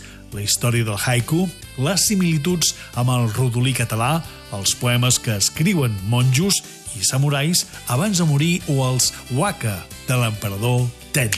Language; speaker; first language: Catalan; native; Catalan